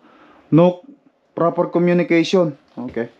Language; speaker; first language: English; non-native, local second language; Filipino